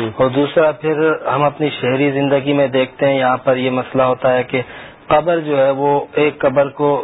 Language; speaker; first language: Urdu; native; Urdu